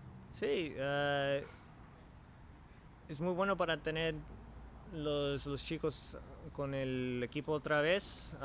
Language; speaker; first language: Spanish; early bilingual, heritage; English